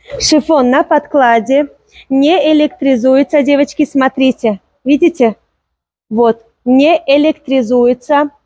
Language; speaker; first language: Russian; non-native, local second language; Tajik